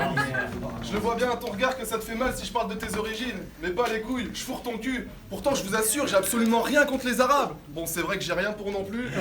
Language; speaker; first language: French; native; French